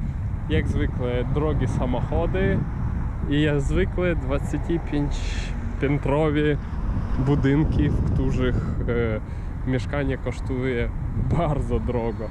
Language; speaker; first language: Polish; non-native, learner; Ukrainian